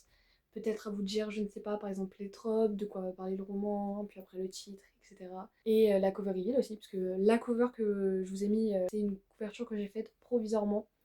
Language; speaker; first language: French; native; French